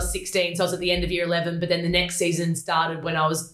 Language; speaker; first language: English; native; English